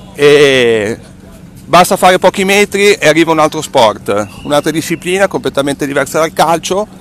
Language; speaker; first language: Italian; native; Italian